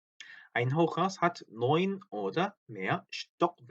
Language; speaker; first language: German; non-native, fluent; Korean